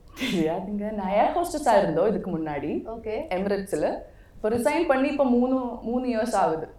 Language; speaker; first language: Tamil; non-native, learner; Malayalam